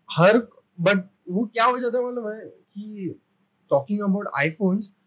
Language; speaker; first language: Hindi; non-native, local second language; Marathi